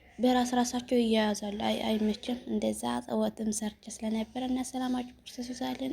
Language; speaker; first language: Amharic; non-native, local second language; Tigrinya